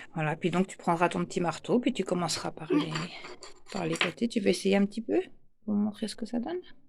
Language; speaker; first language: French; native; French